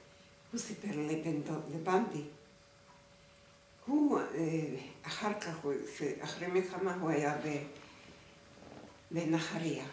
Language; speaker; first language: Hebrew; non-native, fluent; Hungarian